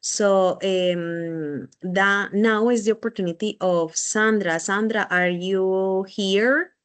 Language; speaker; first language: English; non-native, learner; Spanish